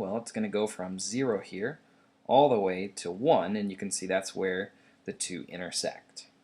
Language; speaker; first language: English; native; English